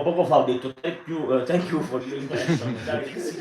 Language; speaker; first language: Italian; native; Italian